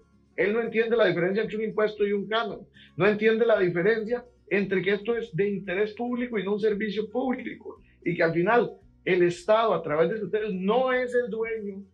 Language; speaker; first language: Spanish; native; Spanish